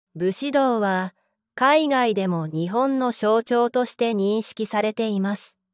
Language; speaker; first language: Japanese; native; Japanese